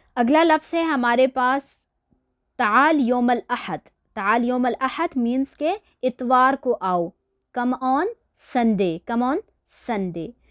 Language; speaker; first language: Urdu; native; Urdu